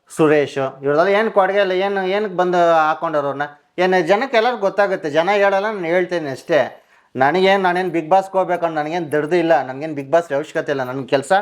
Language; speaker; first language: Kannada; native; Kannada